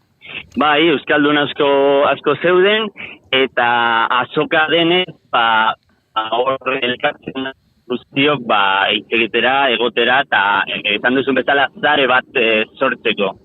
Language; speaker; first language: Basque; non-native, local second language; Spanish